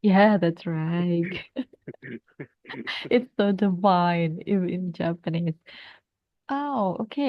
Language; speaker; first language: English; non-native, fluent; Indonesian